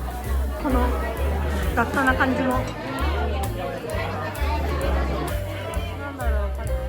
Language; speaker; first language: Japanese; native; Japanese